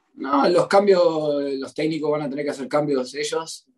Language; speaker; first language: Spanish; early bilingual, heritage; Spanish